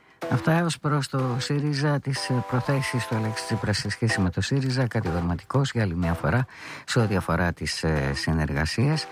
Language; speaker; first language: Greek; native; Greek